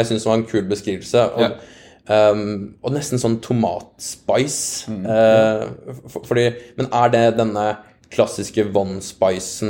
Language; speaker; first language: Norwegian; native; Norwegian